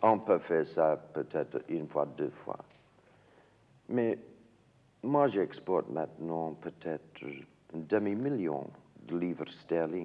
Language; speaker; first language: French; non-native, learner; English